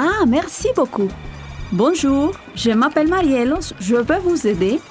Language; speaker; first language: French; non-native, fluent; Spanish